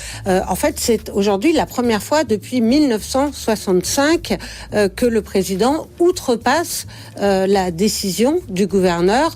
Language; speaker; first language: French; native; French